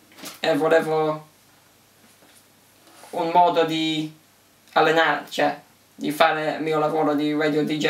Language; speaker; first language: Italian; early bilingual, heritage; English